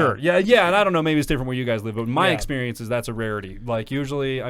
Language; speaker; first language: English; native; English